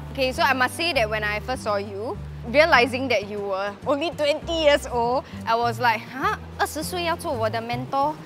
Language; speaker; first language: English; native; English